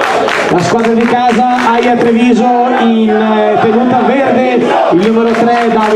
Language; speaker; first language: Italian; native; Italian